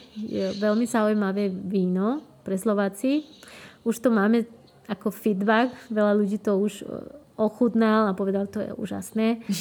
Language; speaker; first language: Slovak; non-native, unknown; Spanish